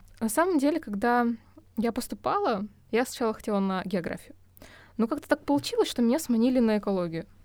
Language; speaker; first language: Russian; native; Russian